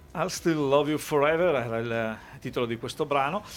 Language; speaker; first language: Italian; native; Italian